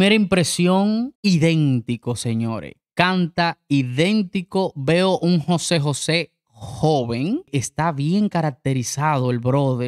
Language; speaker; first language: Spanish; native; Spanish